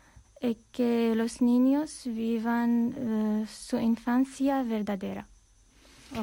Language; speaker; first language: Spanish; non-native, fluent; Armenian